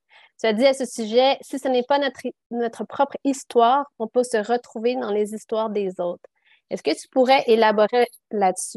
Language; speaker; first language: French; native; French